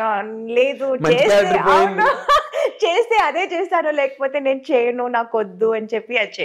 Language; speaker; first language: Telugu; non-native, local second language; Tamil